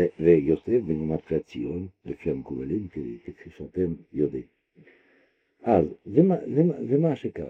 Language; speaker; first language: Hebrew; non-native, fluent; French